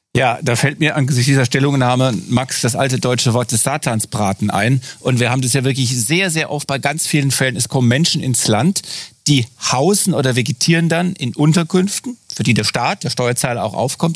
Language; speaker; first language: German; native; German